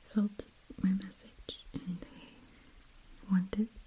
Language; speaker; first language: English; non-native, fluent; Russian